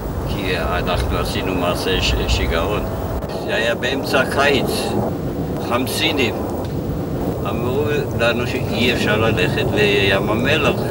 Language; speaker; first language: Hebrew; non-native, fluent; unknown